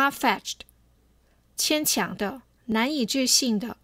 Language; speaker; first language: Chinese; native; Chinese